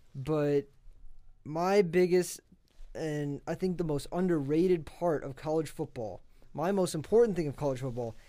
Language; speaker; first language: English; native; English